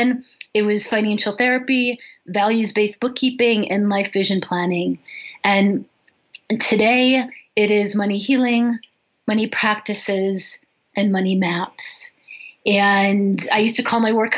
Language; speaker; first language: English; native; English